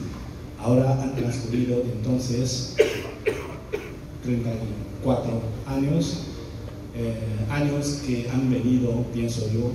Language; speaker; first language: Spanish; non-native, fluent; Chinese